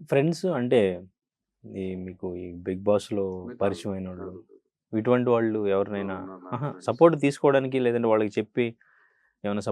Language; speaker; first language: Telugu; native; Telugu